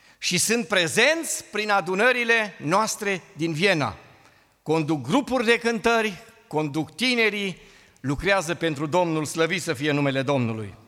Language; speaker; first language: Romanian; native; Romanian